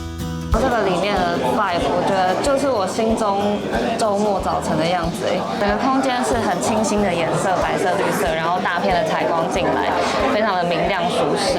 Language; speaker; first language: Chinese; native; Chinese